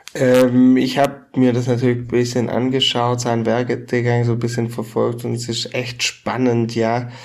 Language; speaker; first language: German; native; German